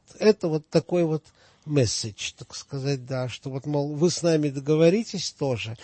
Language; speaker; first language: Russian; native; Russian